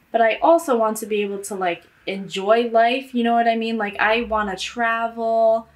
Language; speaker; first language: English; native; English